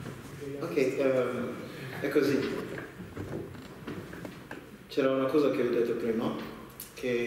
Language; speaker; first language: Italian; non-native, learner; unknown